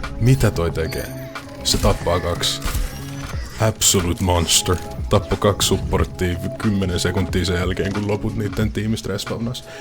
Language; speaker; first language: Finnish; non-native, fluent; English